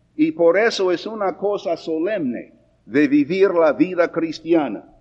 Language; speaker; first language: Spanish; non-native, fluent; English